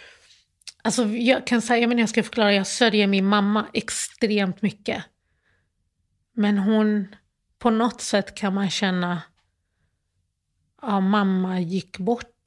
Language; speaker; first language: Swedish; early bilingual, other home language; Arabic